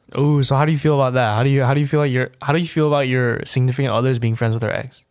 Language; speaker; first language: English; native; English